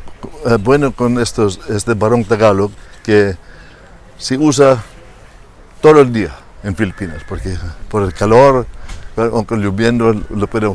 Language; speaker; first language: Spanish; non-native, learner; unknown